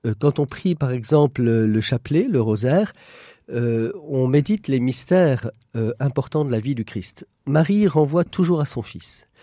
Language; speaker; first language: French; native; French